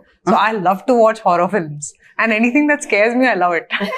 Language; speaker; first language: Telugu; non-native, fluent; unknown